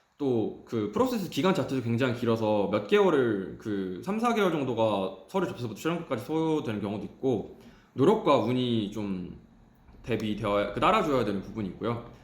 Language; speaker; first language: Korean; native; Korean